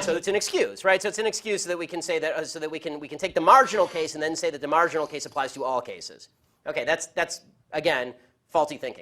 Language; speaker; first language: English; native; English